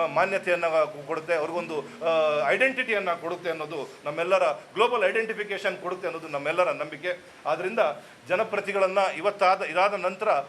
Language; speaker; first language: Kannada; non-native, local second language; Tulu